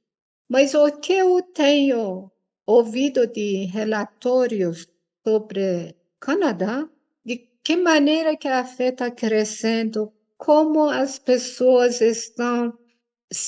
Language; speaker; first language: Portuguese; non-native, fluent; Persian